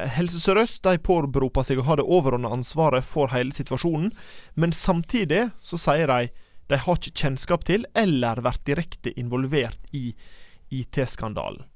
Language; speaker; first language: Norwegian; native; Norwegian